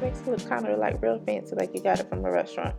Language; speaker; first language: English; native; English